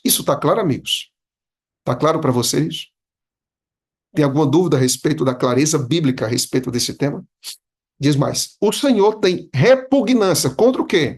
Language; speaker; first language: Portuguese; native; Portuguese